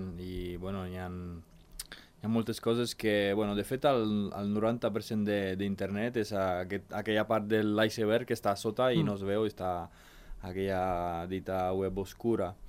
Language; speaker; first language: Catalan; non-native, fluent; Ukrainian